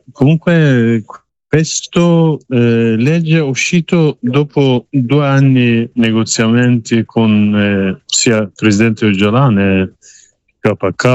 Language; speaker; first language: Italian; non-native, learner; Kurdish